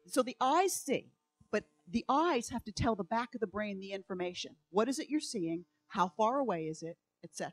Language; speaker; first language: English; native; English